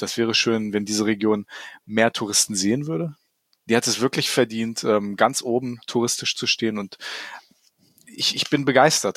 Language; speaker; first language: German; native; German